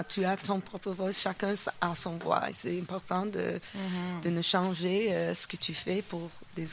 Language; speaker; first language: French; non-native, fluent; English